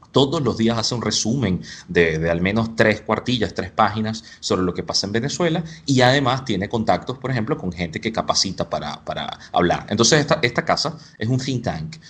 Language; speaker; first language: Spanish; native; Spanish